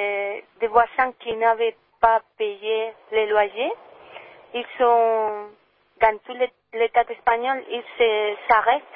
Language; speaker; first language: French; non-native, learner; Spanish